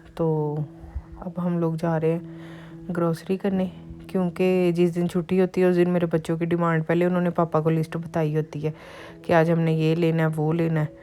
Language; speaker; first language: Urdu; native; Urdu